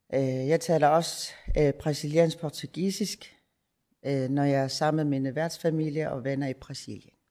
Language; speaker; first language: Danish; non-native, local second language; Kalaallisut